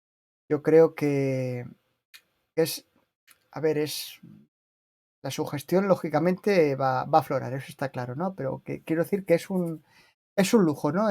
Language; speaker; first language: Spanish; native; Spanish